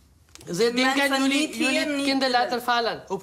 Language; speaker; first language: Dutch; non-native, learner; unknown